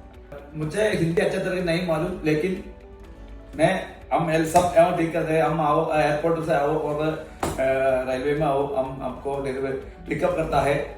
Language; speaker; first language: Hindi; non-native, local second language; Malayalam